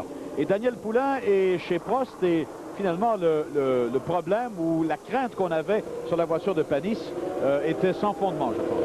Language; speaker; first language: French; native; French